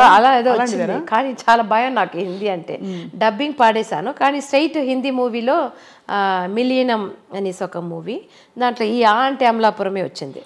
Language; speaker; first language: Telugu; non-native, local second language; Tamil